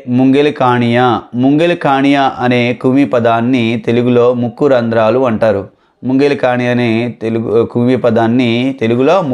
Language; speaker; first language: Telugu; non-native, local second language; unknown